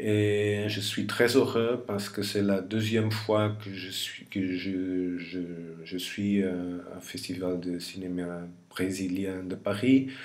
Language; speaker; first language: French; non-native, fluent; Portuguese